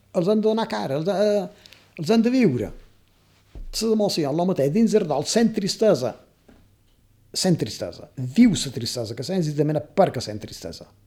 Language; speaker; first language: Catalan; native; Catalan